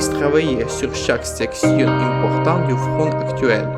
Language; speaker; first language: French; non-native, fluent; Ukrainian